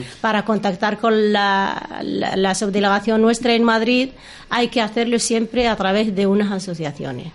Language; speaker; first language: Spanish; non-native, local second language; Arabic